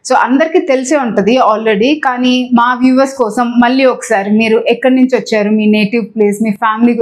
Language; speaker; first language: Telugu; native; Telugu